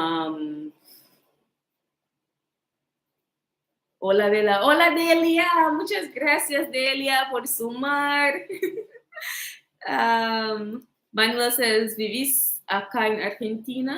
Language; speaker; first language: Spanish; non-native, fluent; English